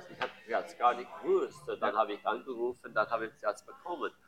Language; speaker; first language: German; non-native, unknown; English